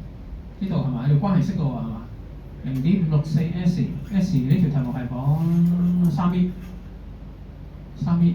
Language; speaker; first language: Cantonese; native; Cantonese